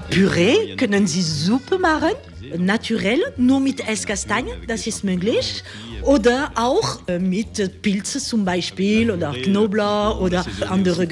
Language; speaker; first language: German; non-native, fluent; French